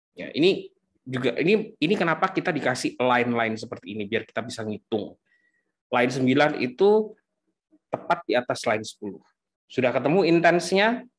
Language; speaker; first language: Indonesian; native; Indonesian